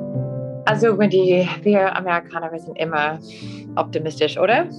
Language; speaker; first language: German; non-native, fluent; English